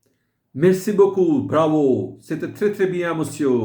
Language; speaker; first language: French; non-native, fluent; Hindi